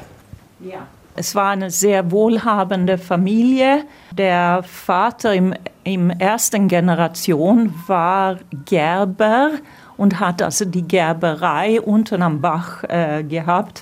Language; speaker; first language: German; non-native, fluent; Swedish